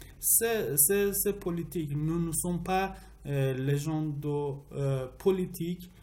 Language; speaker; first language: French; non-native, learner; Persian